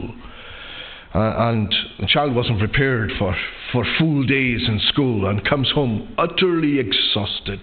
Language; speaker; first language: English; native; English